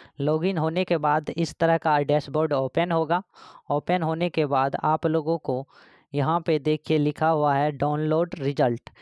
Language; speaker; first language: Hindi; native; Hindi